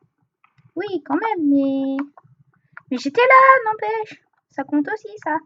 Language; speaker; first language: French; native; French